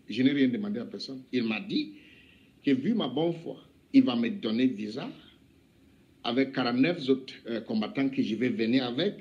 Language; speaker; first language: French; non-native, local second language; English